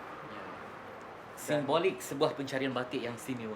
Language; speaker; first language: Malay; native; Malay